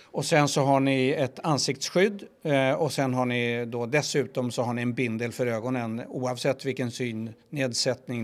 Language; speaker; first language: Swedish; native; Swedish